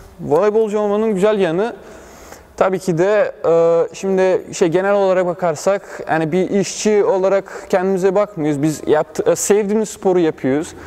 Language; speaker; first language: Turkish; early bilingual, other home language; Bosnian